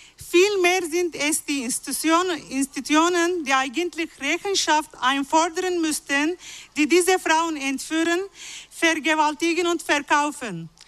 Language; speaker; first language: German; non-native, fluent; Arabic